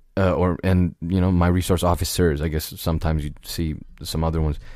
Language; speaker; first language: English; native; English